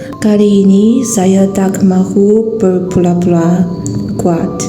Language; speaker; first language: Malay; non-native, learner; Chinese